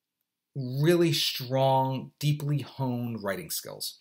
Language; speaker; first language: English; native; English